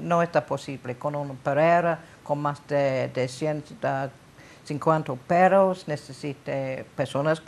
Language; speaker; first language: Spanish; non-native, learner; English